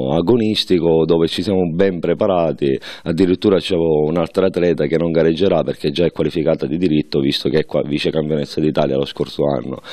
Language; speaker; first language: Italian; native; Italian